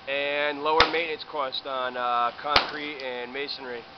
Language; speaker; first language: English; native; English